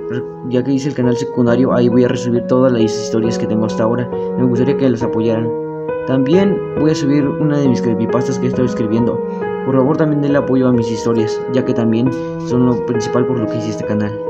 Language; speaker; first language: Spanish; native; Spanish